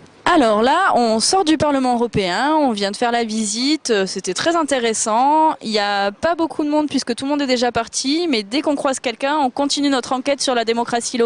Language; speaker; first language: French; native; French